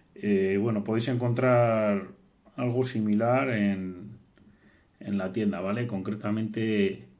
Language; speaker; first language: Spanish; native; Spanish